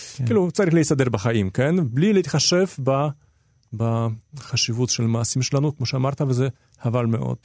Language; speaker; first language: Hebrew; non-native, fluent; Polish